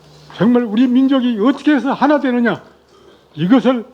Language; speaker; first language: Korean; native; Korean